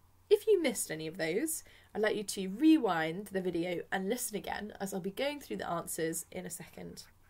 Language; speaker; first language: English; native; English